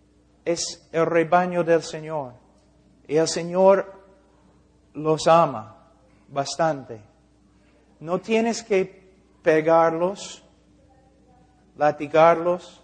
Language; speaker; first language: Spanish; non-native, fluent; English